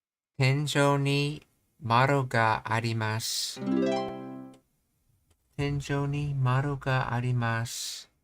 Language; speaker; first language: Japanese; non-native, learner; English